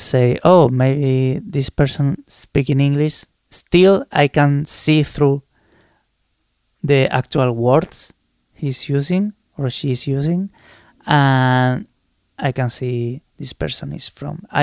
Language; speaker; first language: English; non-native, fluent; Spanish